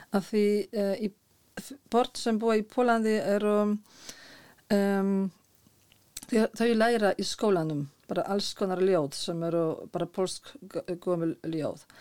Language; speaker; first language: Icelandic; non-native, fluent; Polish